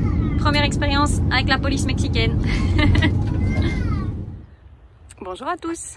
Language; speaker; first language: French; native; French